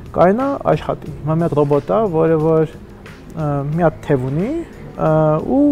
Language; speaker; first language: Armenian; early bilingual, heritage; Armenian